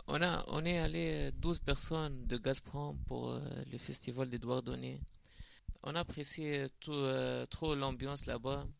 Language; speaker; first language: French; non-native, learner; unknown